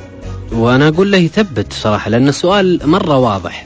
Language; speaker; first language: Arabic; native; Arabic